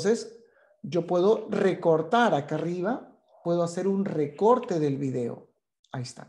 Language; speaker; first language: Spanish; native; Spanish